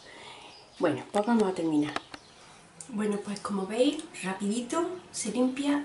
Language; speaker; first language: Spanish; native; Spanish